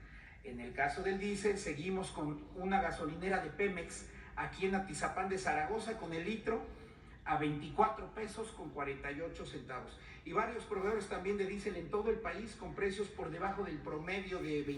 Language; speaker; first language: Spanish; native; Spanish